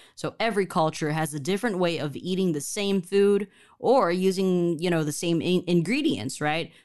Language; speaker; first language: English; early bilingual, other home language; Chinese